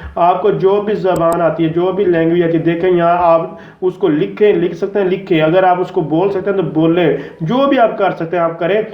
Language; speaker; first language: Urdu; non-native, local second language; Punjabi